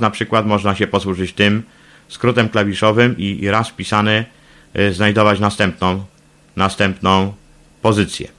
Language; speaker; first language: Polish; native; Polish